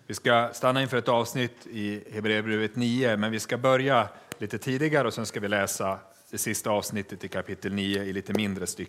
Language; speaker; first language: Swedish; native; Swedish